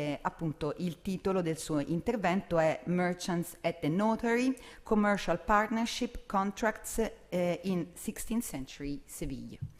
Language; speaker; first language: Italian; native; Italian